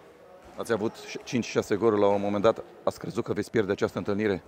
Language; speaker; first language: Romanian; native; Romanian